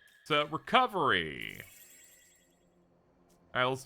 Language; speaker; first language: English; native; English